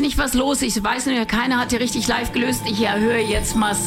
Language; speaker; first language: German; native; German